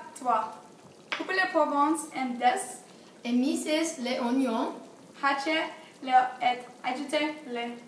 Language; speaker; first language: French; non-native, learner; English